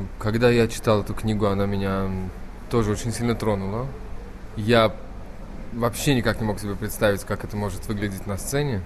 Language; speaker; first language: Russian; native; Russian